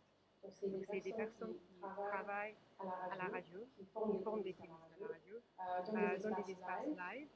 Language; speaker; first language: French; non-native, fluent; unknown